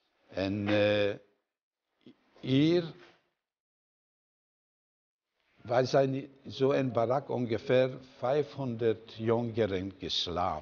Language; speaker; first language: Dutch; non-native, fluent; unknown